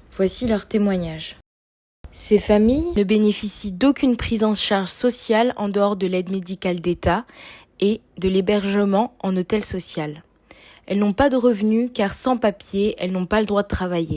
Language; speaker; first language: French; native; French